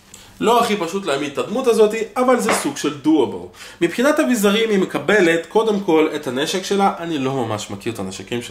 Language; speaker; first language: Hebrew; native; Hebrew